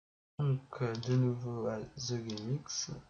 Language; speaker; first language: French; native; French